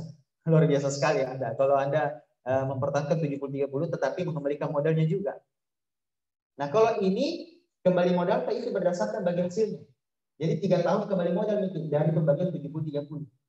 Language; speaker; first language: Indonesian; native; Indonesian